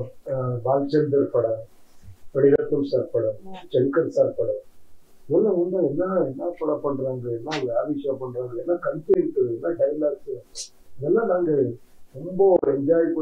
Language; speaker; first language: Tamil; non-native, learner; Kannada